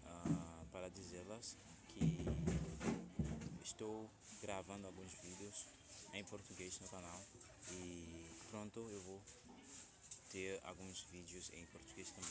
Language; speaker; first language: Portuguese; non-native, fluent; Haitian Creole